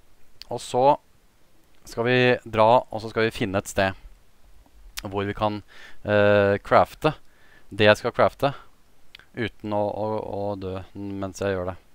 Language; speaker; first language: Norwegian; native; Norwegian